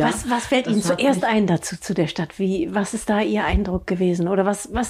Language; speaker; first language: German; native; German